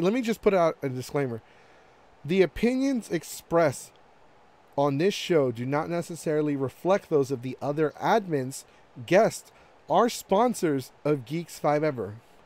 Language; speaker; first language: English; native; English